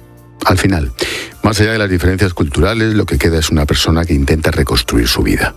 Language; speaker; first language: Spanish; native; Spanish